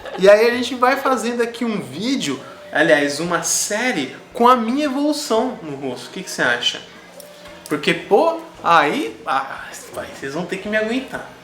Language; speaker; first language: Portuguese; native; Portuguese